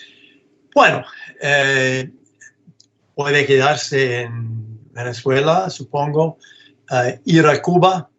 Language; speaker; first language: Spanish; non-native, fluent; English